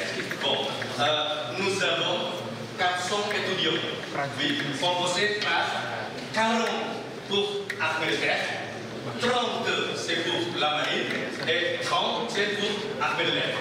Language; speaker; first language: French; non-native, learner; Indonesian